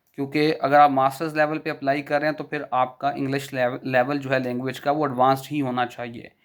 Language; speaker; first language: Urdu; non-native, local second language; Punjabi